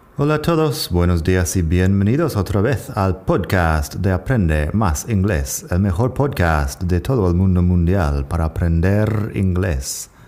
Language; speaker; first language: Spanish; non-native, fluent; English